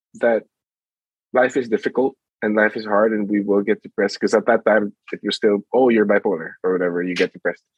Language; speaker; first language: English; non-native, local second language; Filipino